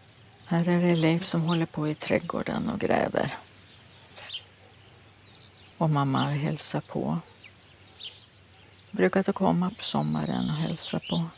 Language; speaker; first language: Swedish; early bilingual, other home language; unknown